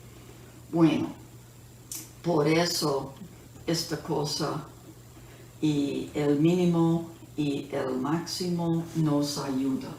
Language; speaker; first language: Spanish; non-native, fluent; English